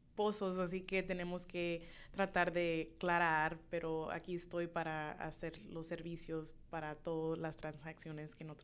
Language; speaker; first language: Spanish; early bilingual, other home language; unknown